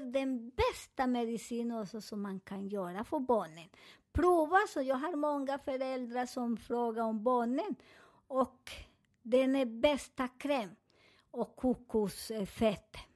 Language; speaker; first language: Swedish; non-native, learner; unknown